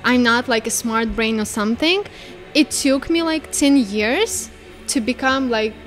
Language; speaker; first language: English; non-native, fluent; Ukrainian